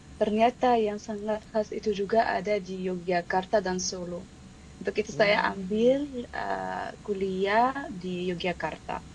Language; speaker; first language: Indonesian; non-native, fluent; Arabic